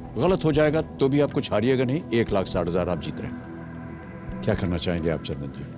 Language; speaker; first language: Hindi; native; Hindi